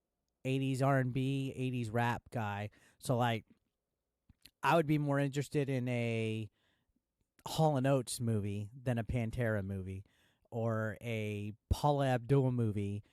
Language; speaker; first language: English; native; English